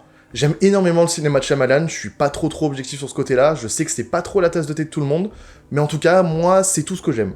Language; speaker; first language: French; native; French